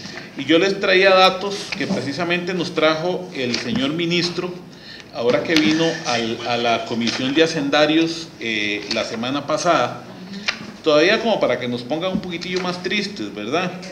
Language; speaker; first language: Spanish; native; Spanish